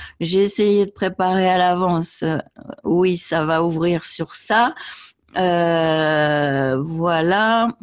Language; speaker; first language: French; native; French